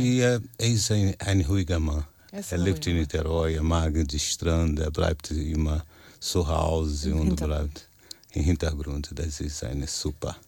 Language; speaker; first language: German; non-native, fluent; Portuguese